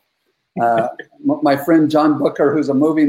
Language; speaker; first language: English; native; English